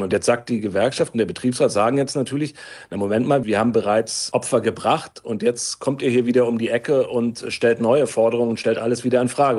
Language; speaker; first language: German; native; German